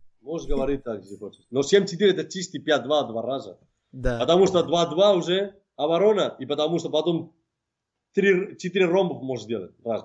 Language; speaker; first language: Russian; non-native, fluent; Spanish